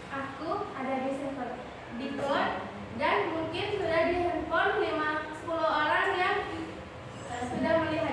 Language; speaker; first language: Indonesian; native; Indonesian